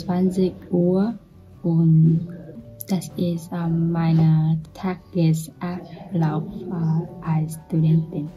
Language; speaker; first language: German; non-native, learner; Vietnamese